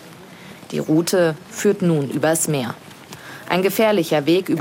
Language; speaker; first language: German; native; German